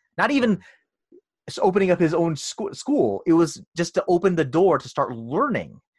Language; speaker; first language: English; early bilingual, other home language; Filipino